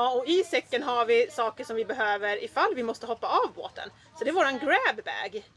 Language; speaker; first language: Swedish; native; Swedish